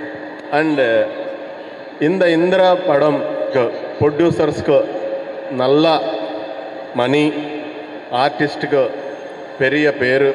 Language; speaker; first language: Tamil; non-native, learner; Telugu